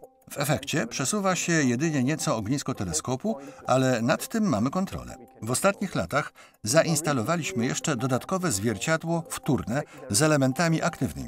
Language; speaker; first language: Polish; native; Polish